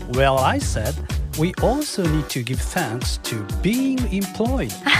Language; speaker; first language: English; non-native, fluent; Japanese